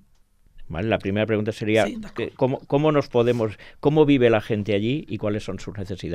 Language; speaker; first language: Spanish; non-native, local second language; Catalan